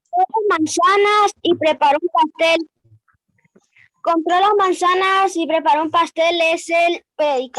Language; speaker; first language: Spanish; native; Spanish